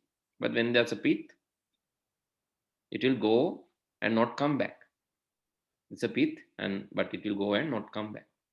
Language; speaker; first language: English; non-native, local second language; Sinhala